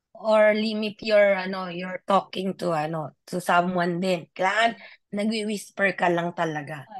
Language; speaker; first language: Filipino; native; Filipino